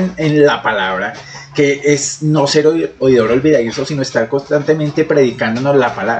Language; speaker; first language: Spanish; native; Spanish